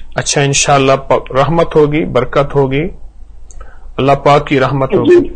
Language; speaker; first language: Urdu; native; Urdu